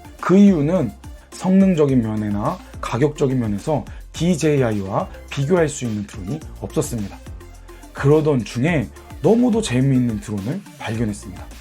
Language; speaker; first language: Korean; native; Korean